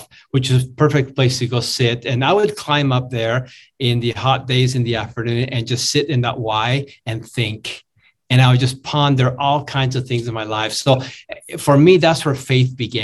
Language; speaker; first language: English; non-native, fluent; Spanish